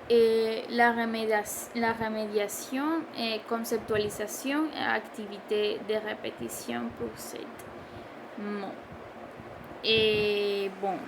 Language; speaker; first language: French; non-native, learner; Spanish